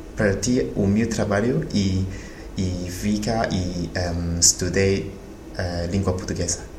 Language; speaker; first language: Portuguese; non-native, learner; Chinese